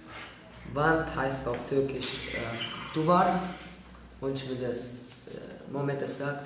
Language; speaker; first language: German; early bilingual, other home language; Turkish